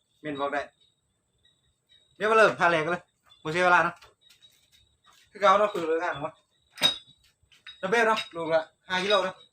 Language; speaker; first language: Thai; non-native, local second language; Northeastern Thai